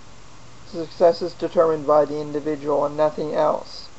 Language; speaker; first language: English; native; English